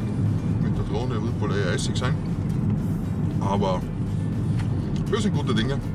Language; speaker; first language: German; native; German